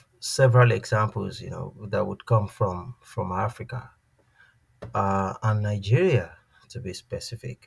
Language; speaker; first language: English; non-native, local second language; Yoruba